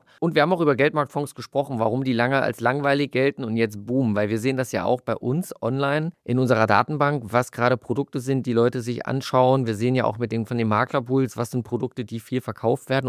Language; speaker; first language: German; native; German